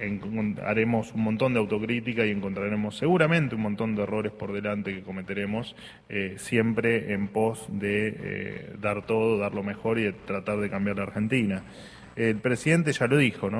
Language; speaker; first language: Spanish; native; Spanish